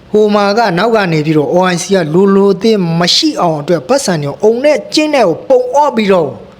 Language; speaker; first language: Burmese; native; Burmese